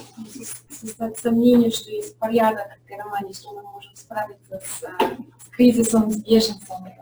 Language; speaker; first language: Russian; non-native, fluent; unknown